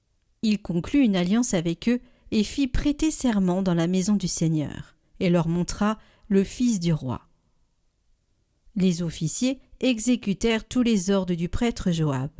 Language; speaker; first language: French; native; French